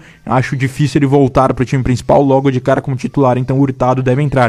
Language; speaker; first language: Portuguese; native; Portuguese